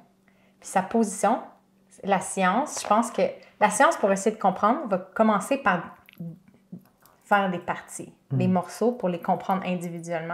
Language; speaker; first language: French; native; French